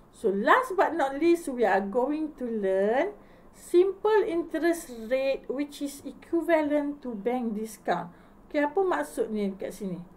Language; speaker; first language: English; non-native, local second language; Malay